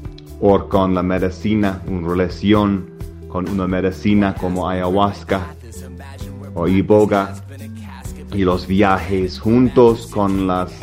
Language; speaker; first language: Spanish; non-native, learner; English